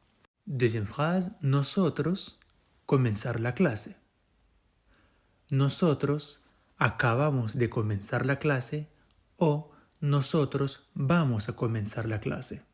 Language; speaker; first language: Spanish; non-native, fluent; French